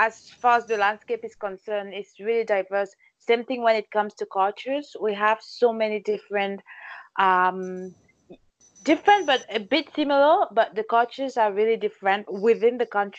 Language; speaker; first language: English; non-native, local second language; French